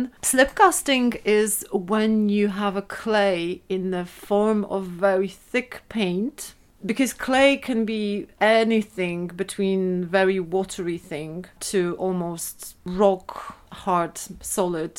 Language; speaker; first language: English; non-native, fluent; Polish